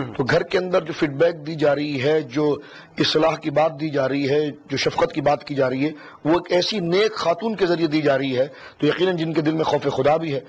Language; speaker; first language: Urdu; native; Urdu